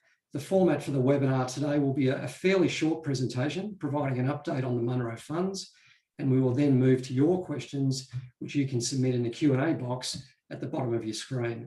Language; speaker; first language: English; native; English